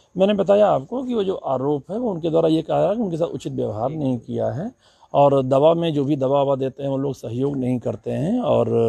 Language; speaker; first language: Hindi; native; Hindi